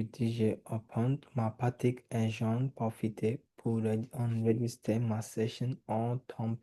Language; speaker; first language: French; non-native, learner; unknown